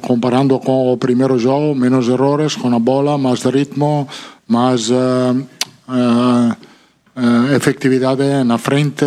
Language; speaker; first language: Portuguese; non-native, fluent; Italian